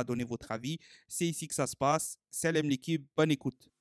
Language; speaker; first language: French; native; French